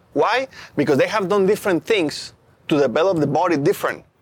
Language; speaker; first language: English; non-native, fluent; Spanish